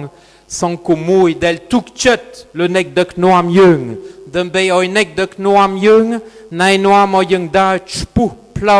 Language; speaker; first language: Khmer; non-native, fluent; French